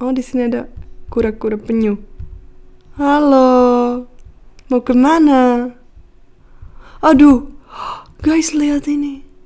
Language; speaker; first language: Indonesian; non-native, fluent; Czech